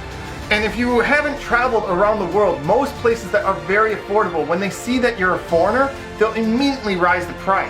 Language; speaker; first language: English; native; English